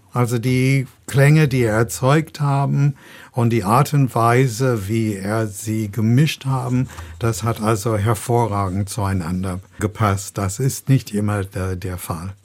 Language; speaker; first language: German; non-native, fluent; English